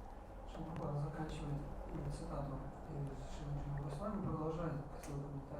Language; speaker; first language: Russian; native; Russian